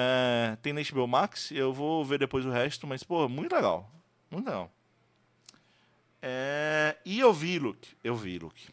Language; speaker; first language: Portuguese; native; Portuguese